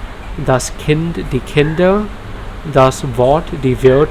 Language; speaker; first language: German; non-native, learner; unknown